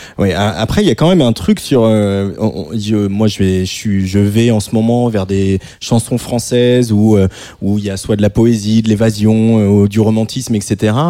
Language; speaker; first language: French; native; French